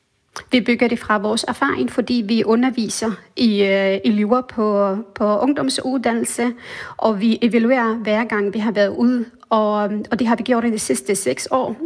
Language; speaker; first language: Danish; non-native, fluent; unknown